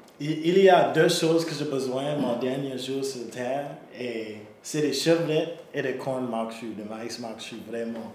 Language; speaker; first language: French; non-native, local second language; English